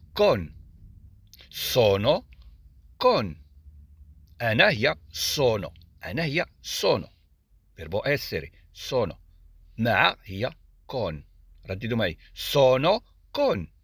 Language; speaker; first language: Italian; non-native, learner; Arabic